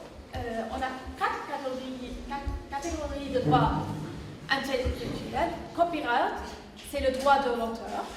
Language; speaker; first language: French; non-native, fluent; English